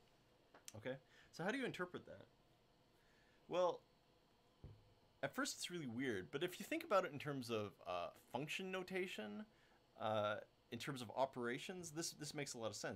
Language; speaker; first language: English; native; English